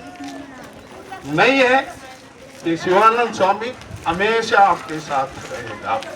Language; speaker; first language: Hindi; non-native, local second language; Kannada